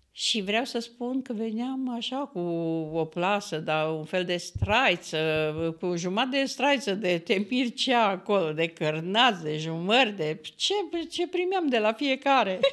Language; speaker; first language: Romanian; native; Romanian